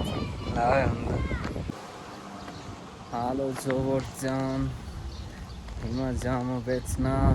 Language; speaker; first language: Armenian; non-native, learner; Hindi